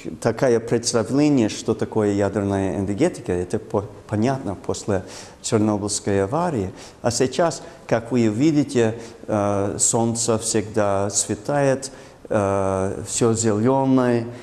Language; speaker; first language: Russian; non-native, fluent; English